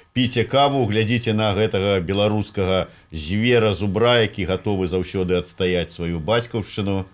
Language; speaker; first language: Belarusian; native; Belarusian